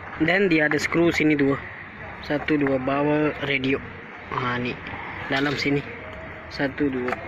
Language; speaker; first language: Malay; native; Malay